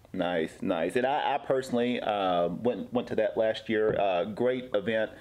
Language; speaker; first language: English; native; English